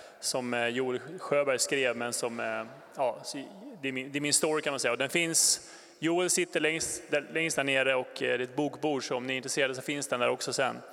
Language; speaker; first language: Swedish; native; Swedish